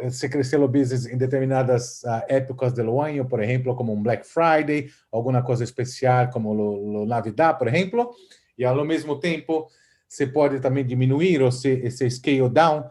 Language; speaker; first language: Portuguese; non-native, fluent; Spanish